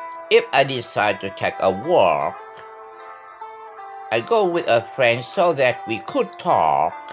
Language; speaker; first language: English; non-native, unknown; Vietnamese